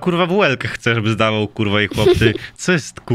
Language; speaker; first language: Polish; native; Polish